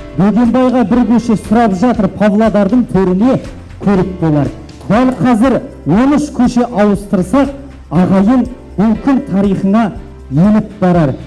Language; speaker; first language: Kazakh; native; Kazakh